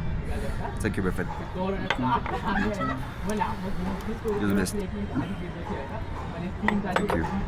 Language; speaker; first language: English; non-native, learner; French